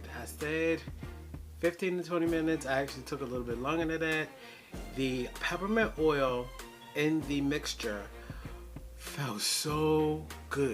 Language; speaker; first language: English; native; English